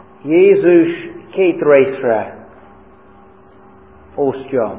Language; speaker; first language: Hungarian; non-native, fluent; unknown